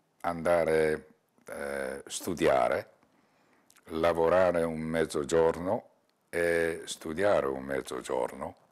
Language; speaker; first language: Italian; non-native, learner; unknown